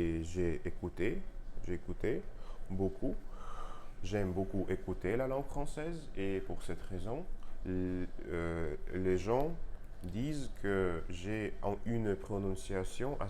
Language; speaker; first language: French; non-native, learner; Russian